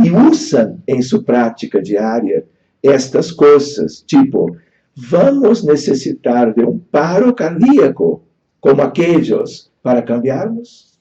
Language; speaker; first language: Spanish; non-native, fluent; Portuguese